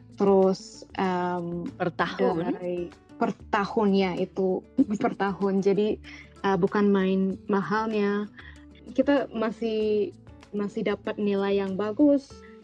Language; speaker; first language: Indonesian; early bilingual, heritage; Indonesian